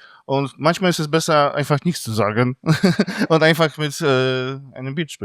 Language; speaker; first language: German; non-native, fluent; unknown